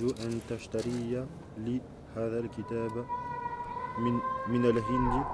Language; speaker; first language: Arabic; non-native, learner; French